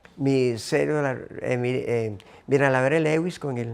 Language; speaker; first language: Spanish; native; Spanish